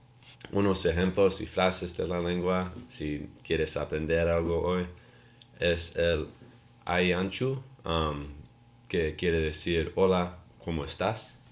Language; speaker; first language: Spanish; non-native, learner; English